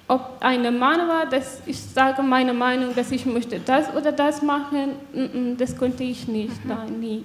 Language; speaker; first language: German; non-native, learner; Persian